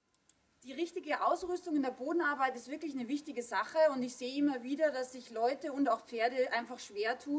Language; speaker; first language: German; native; German